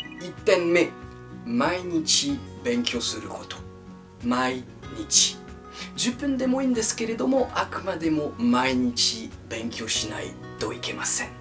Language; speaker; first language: Japanese; non-native, fluent; French